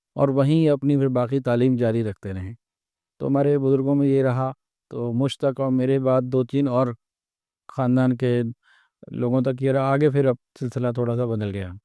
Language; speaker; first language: Urdu; native; Urdu